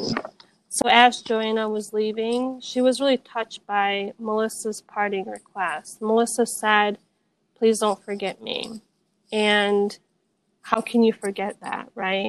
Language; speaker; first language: English; native; English